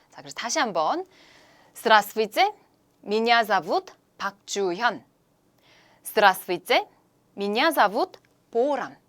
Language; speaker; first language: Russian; non-native, fluent; Korean